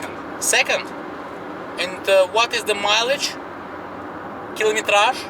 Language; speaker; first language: English; non-native, fluent; Russian